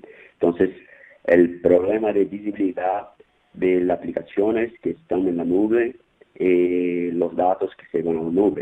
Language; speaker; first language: Spanish; non-native, fluent; Portuguese